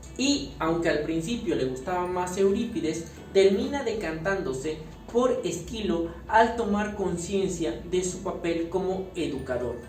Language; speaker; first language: Spanish; native; Spanish